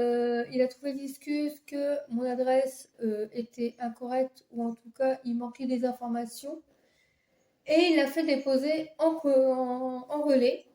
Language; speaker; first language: French; native; French